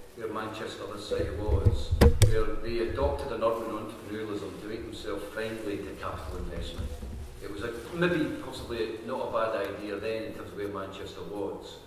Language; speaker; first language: English; native; English